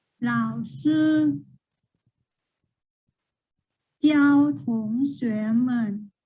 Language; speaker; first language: Chinese; non-native, fluent; Thai